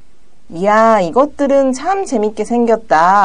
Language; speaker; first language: Korean; non-native, learner; Japanese